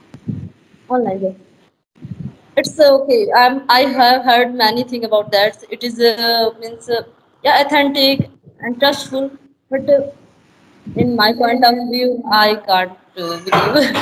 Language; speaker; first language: English; non-native, learner; Hindi